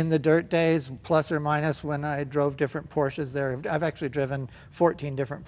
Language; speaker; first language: English; native; English